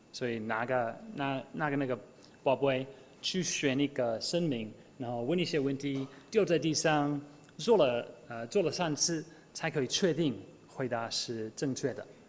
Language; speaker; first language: Chinese; non-native, fluent; English